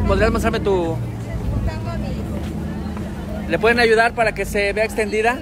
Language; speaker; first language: Spanish; native; Spanish